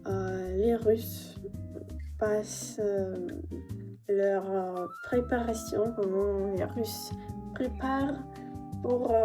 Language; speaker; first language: French; non-native, fluent; Russian